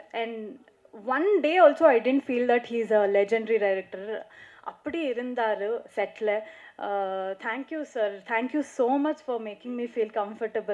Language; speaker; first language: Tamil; non-native, learner; Kannada